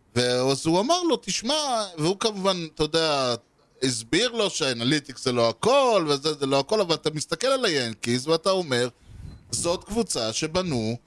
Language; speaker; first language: Hebrew; native; Hebrew